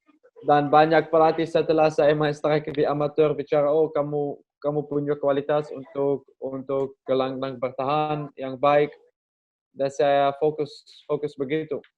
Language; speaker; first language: Indonesian; non-native, learner; Dutch